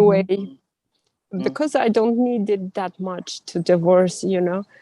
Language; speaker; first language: English; non-native, learner; Russian